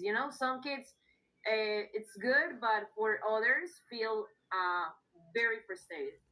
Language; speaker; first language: English; non-native, fluent; Spanish